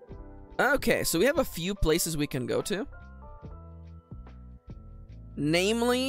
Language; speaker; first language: English; native; English